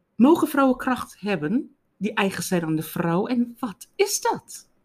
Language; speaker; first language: Dutch; non-native, fluent; Afrikaans